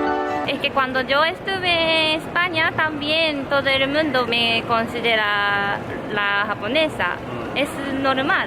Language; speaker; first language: Spanish; non-native, learner; Japanese